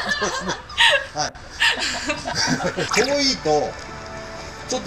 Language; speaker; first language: Japanese; native; Japanese